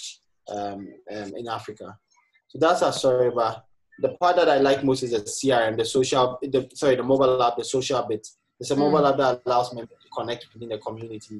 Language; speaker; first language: English; non-native, local second language; Akan